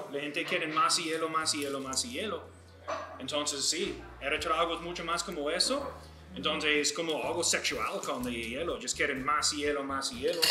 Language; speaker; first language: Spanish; non-native, learner; English